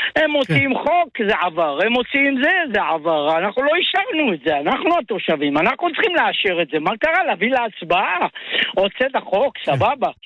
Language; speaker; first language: Hebrew; non-native, local second language; Arabic